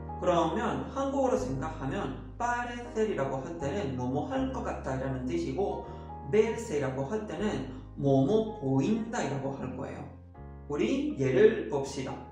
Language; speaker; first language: Korean; non-native, fluent; Spanish